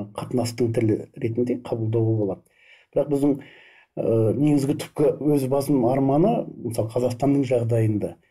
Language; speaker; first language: Kazakh; non-native, local second language; Russian